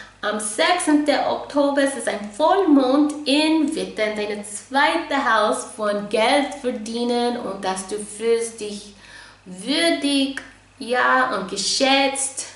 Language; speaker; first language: German; non-native, fluent; English